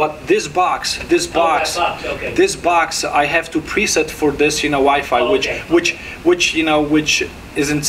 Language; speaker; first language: English; non-native, fluent; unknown